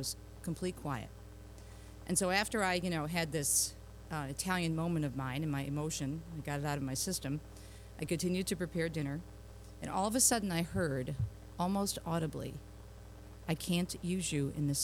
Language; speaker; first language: English; native; English